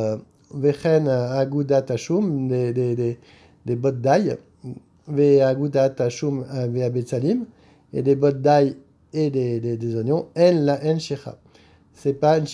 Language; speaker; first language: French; native; French